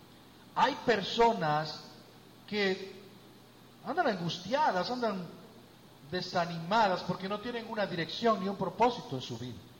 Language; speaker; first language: Spanish; native; Spanish